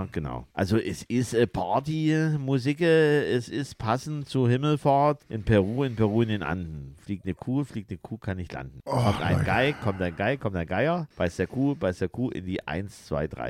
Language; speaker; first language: German; native; German